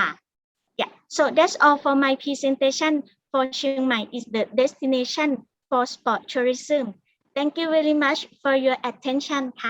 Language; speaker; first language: English; non-native, learner; Thai